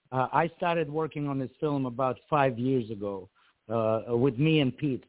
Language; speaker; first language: English; non-native, fluent; Ukrainian